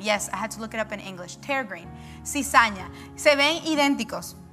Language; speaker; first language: English; early bilingual, other home language; Spanish